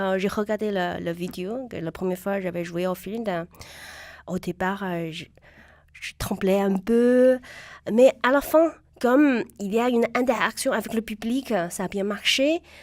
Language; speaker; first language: French; non-native, fluent; Chinese